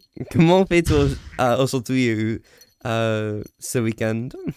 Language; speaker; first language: French; non-native, learner; English